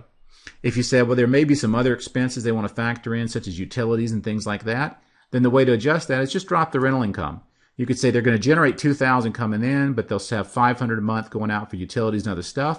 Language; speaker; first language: English; native; English